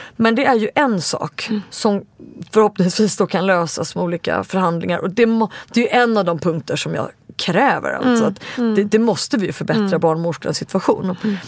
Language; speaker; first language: Swedish; native; Swedish